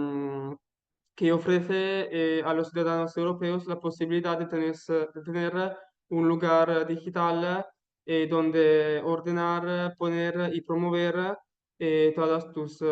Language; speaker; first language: Spanish; non-native, learner; Italian